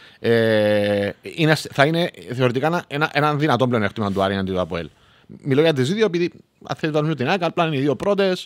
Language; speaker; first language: Greek; native; Greek